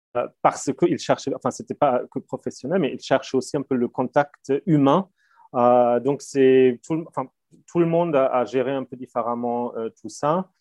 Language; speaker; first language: French; non-native, fluent; German